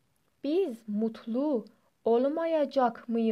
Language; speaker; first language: Turkish; non-native, fluent; Persian